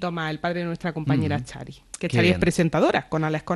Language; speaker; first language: Spanish; native; Spanish